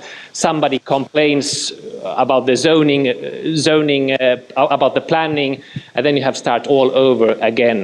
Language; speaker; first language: English; non-native, fluent; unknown